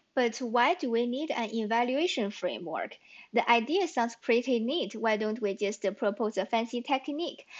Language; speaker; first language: English; non-native, fluent; Chinese